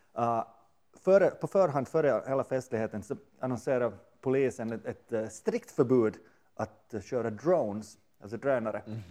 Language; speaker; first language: Swedish; native; Swedish